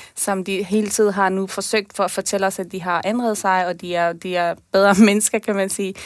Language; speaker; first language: Danish; early bilingual, other home language; Persian